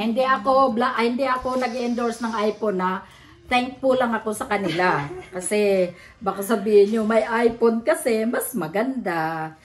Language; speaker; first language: Filipino; non-native, local second language; Cebuano